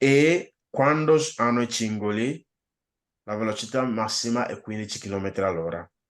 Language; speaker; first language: Italian; non-native, fluent; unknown